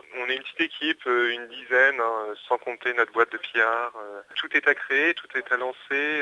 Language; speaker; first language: French; native; French